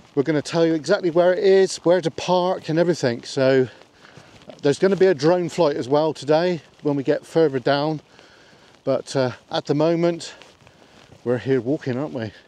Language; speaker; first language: English; native; English